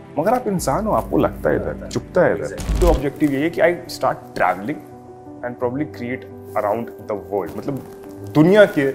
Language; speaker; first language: Hindi; native; Hindi